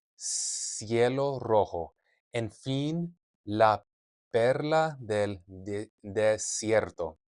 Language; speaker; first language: Spanish; non-native, learner; English